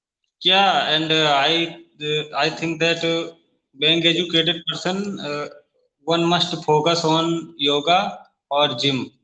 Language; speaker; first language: English; non-native, learner; Hindi